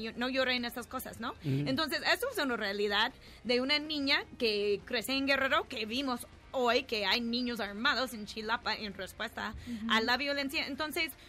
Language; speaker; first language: Spanish; non-native, fluent; English